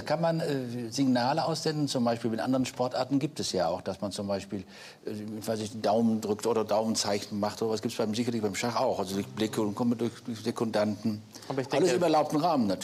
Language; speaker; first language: German; native; German